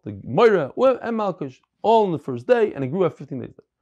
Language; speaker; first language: English; native; English